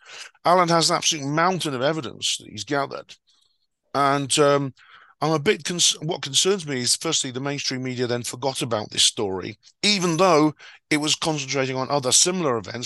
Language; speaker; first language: English; native; English